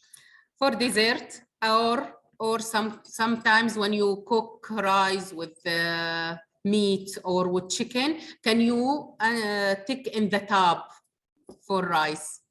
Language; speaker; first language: English; non-native, learner; Arabic